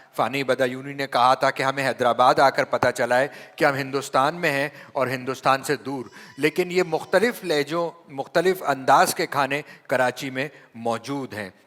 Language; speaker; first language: Urdu; native; Urdu